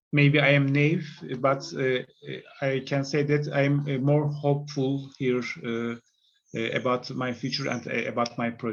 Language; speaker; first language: English; non-native, learner; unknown